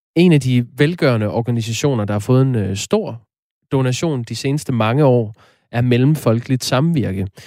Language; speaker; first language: Danish; native; Danish